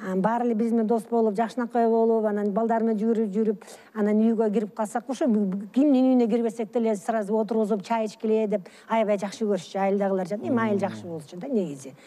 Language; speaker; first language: Kyrgyz; early bilingual, other home language; Russian